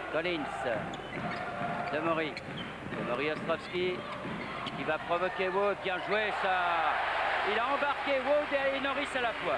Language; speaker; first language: French; native; French